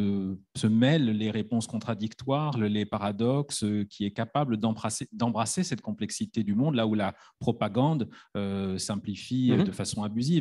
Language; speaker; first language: French; native; French